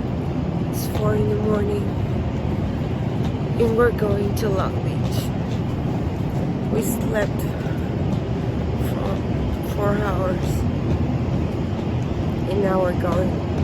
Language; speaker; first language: English; non-native, fluent; Spanish